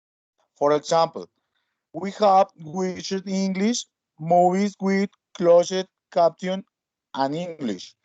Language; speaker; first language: English; non-native, learner; Spanish